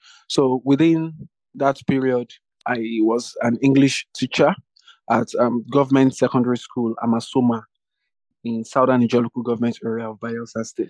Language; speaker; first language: English; non-native, local second language; Yoruba